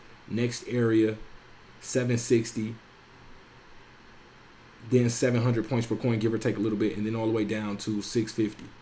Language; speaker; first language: English; native; English